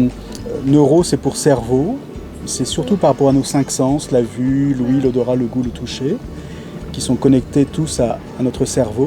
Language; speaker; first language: French; native; French